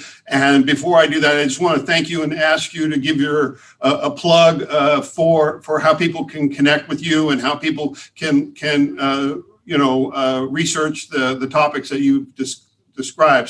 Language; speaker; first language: English; native; English